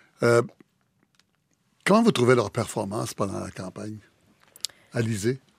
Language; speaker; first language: French; native; French